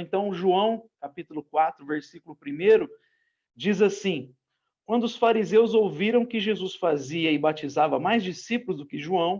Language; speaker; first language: Portuguese; native; Portuguese